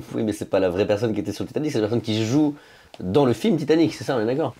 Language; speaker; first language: French; native; French